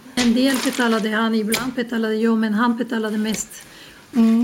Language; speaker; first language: Swedish; non-native, fluent; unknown